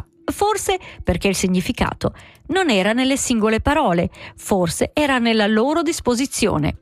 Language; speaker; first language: Italian; native; Italian